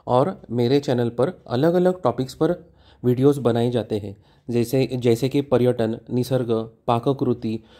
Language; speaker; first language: Hindi; non-native, local second language; Marathi